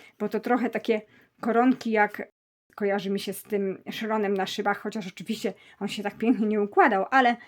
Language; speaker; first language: Polish; native; Polish